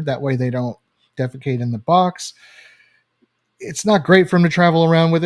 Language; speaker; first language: English; native; English